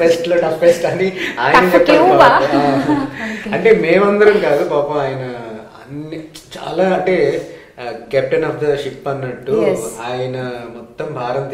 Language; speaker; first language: Telugu; native; Telugu